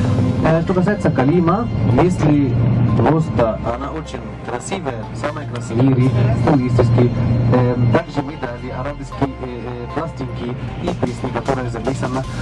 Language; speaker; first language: Russian; non-native, fluent; Arabic